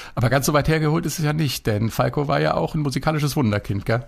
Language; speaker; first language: German; native; German